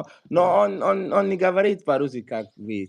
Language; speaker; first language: Russian; non-native, fluent; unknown